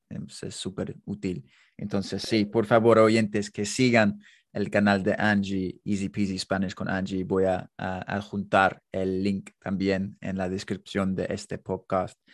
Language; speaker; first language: Spanish; non-native, fluent; English